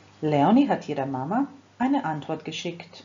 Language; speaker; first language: German; non-native, fluent; Croatian